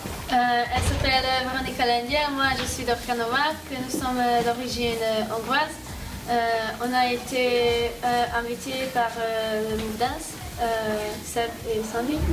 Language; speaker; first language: French; non-native, fluent; Hungarian